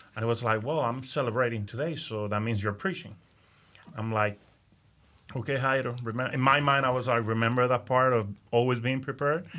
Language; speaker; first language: English; non-native, fluent; Spanish